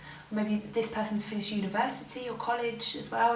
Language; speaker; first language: English; native; English